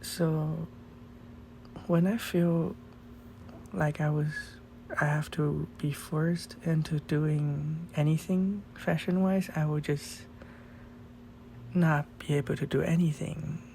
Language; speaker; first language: English; non-native, fluent; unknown